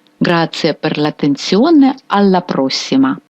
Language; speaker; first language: Italian; non-native, fluent; Ukrainian